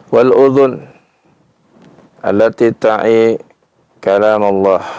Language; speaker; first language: Arabic; non-native, fluent; Indonesian